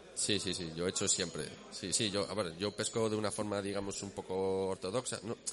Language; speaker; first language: Spanish; native; Spanish